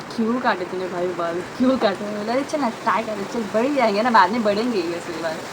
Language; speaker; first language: Hindi; non-native, local second language; Marathi